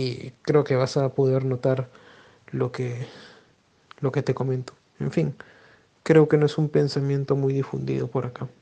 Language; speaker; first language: Spanish; native; Spanish